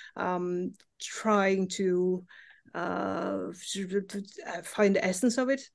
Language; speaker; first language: English; non-native, fluent; Norwegian